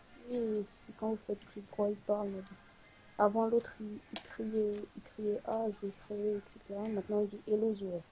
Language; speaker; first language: French; native; French